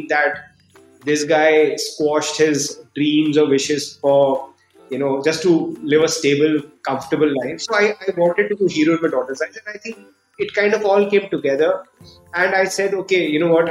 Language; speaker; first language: English; non-native, local second language; Hindi